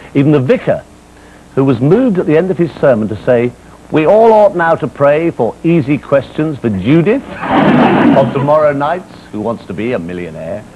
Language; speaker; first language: English; native; English